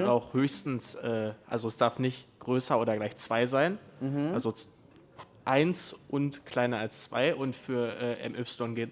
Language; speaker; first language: German; native; German